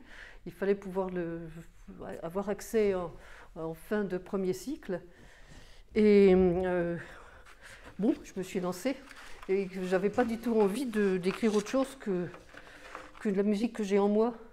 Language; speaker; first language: French; native; French